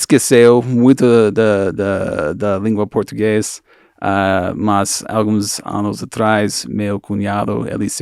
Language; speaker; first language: Portuguese; non-native, fluent; English